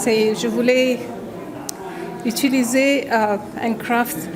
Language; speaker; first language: French; non-native, local second language; Arabic